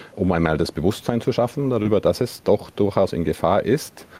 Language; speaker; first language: German; native; German